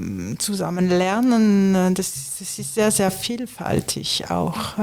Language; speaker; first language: German; non-native, fluent; French